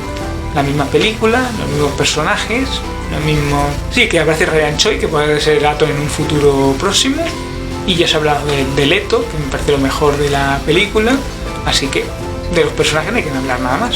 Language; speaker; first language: Spanish; native; Spanish